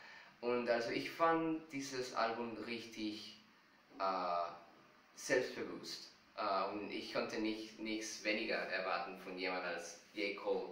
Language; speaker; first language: German; non-native, fluent; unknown